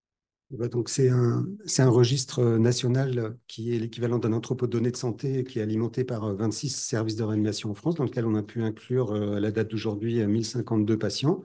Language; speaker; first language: French; native; French